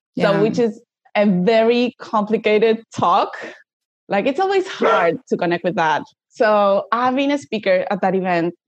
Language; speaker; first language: English; non-native, fluent; Spanish